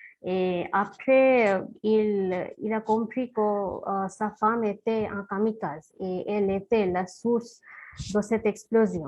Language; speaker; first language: French; non-native, fluent; Bangla